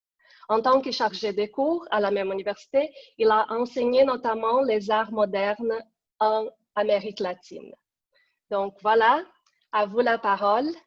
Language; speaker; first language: French; non-native, fluent; Portuguese